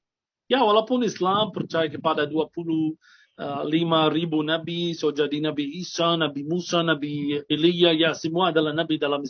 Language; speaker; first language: Indonesian; non-native, fluent; Arabic